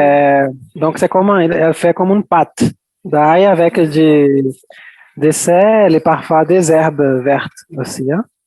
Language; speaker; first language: French; non-native, fluent; Portuguese